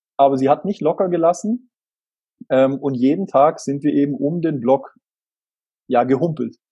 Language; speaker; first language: German; native; German